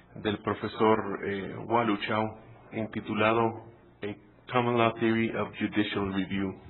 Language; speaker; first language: Spanish; native; Spanish